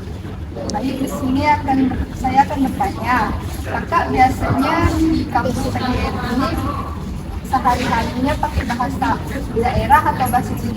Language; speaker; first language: Indonesian; non-native, local second language; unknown